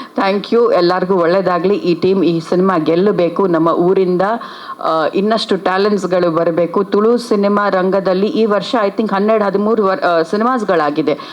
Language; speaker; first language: Kannada; native; Kannada